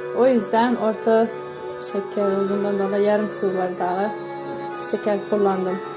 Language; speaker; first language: Turkish; non-native, fluent; Russian